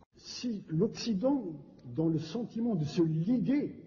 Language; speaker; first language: French; non-native, local second language; Kabyle